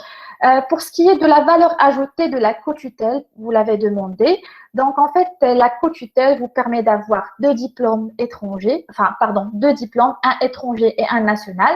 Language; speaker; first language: French; non-native, local second language; Arabic